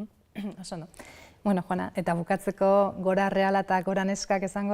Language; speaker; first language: Basque; native; Basque